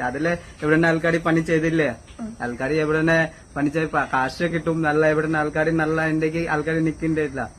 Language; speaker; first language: Malayalam; non-native, learner; Bangla